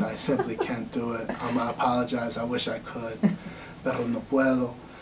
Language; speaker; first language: English; early bilingual, other home language; Spanish